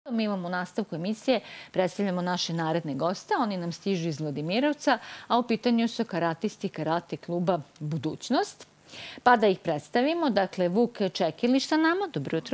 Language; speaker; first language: Croatian; native; Croatian